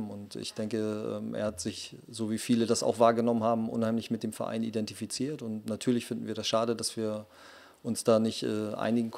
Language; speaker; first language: German; native; German